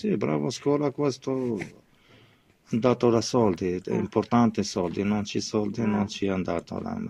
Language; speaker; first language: Italian; non-native, learner; Arabic